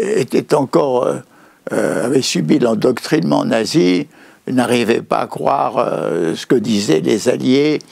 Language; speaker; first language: French; native; French